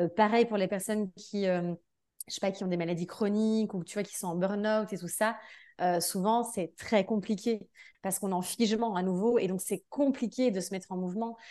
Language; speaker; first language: French; native; French